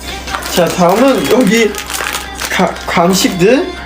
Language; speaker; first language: Korean; non-native, fluent; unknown